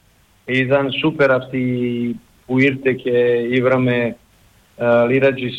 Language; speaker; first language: Greek; non-native, learner; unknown